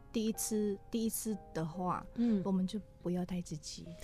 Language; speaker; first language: Chinese; non-native, fluent; Indonesian